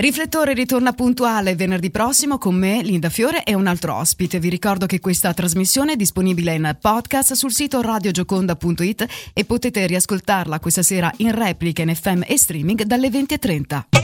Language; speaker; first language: Italian; native; Italian